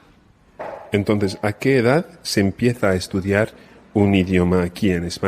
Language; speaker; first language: Spanish; non-native, fluent; English